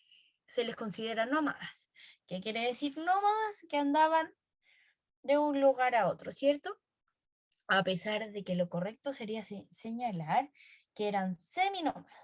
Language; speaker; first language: Spanish; native; Spanish